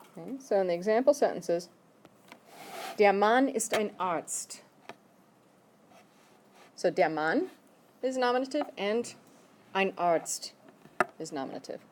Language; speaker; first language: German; non-native, fluent; English